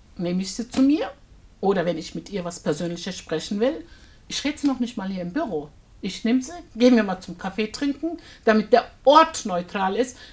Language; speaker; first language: German; non-native, fluent; Turkish